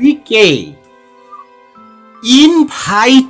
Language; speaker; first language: English; non-native, learner; Bangla